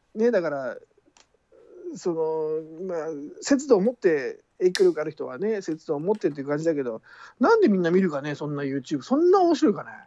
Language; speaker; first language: Japanese; native; Japanese